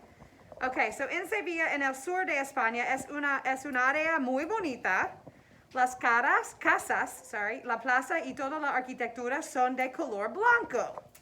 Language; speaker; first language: Spanish; non-native, fluent; English